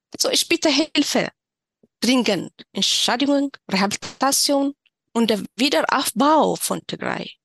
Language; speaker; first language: German; non-native, learner; Tigrinya